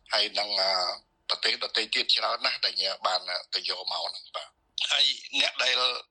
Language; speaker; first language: Khmer; native; Khmer